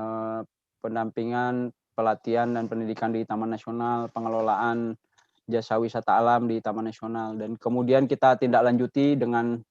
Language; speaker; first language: Indonesian; native; Indonesian